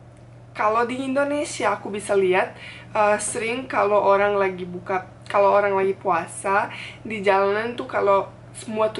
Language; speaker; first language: Indonesian; non-native, fluent; Bosnian